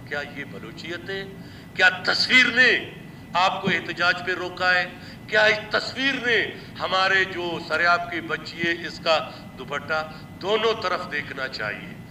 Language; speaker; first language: Urdu; non-native, local second language; Baluchi